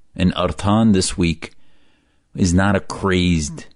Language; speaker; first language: English; early bilingual, other home language; Arabic